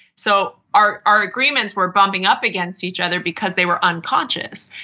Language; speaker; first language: English; native; English